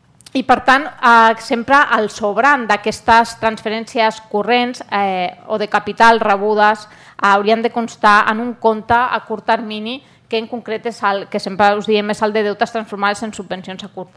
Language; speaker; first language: Catalan; native; Catalan